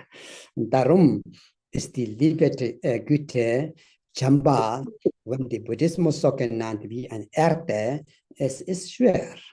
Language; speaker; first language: German; non-native, fluent; Tibetan